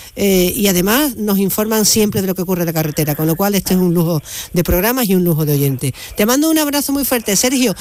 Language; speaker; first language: Spanish; native; Spanish